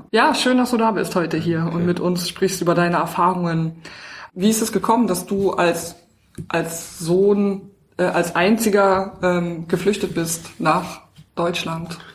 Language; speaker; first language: German; native; German